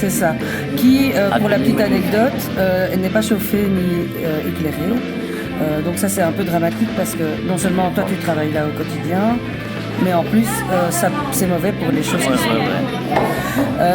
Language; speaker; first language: French; native; French